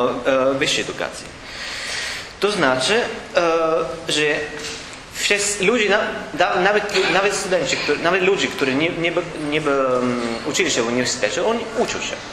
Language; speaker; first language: Polish; non-native, learner; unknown